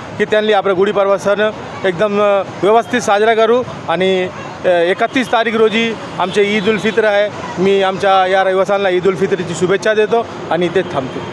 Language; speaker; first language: Marathi; non-native, local second language; Urdu